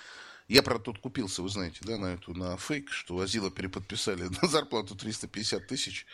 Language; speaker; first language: Russian; native; Russian